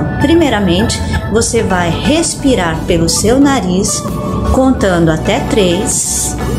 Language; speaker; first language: Portuguese; native; Portuguese